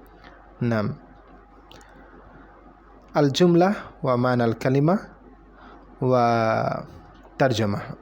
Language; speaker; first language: Arabic; non-native, fluent; Bangla